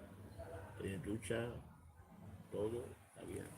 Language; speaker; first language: Spanish; non-native, learner; Romanian